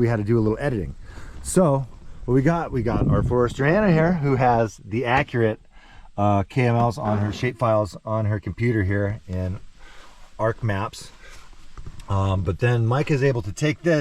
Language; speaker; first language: English; native; English